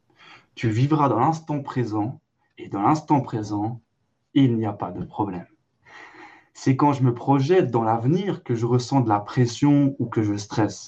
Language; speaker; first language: French; native; French